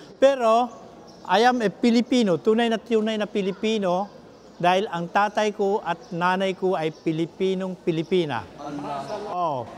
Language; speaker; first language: Filipino; non-native, local second language; Maranao